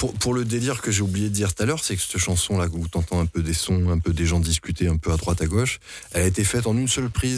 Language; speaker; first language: French; native; French